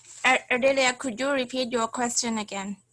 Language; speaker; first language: English; non-native, learner; Thai